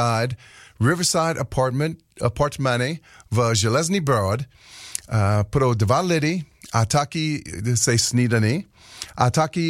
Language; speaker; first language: Czech; non-native, learner; English